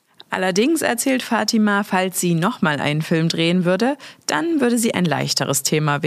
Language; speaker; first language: German; native; German